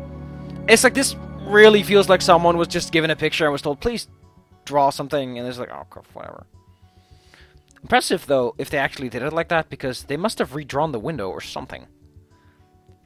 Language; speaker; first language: English; non-native, fluent; Dutch